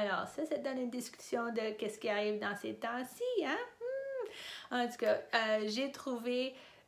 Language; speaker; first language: French; non-native, fluent; English